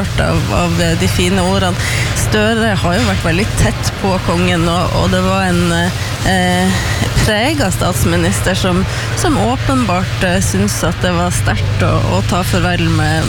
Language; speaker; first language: Norwegian; native; Norwegian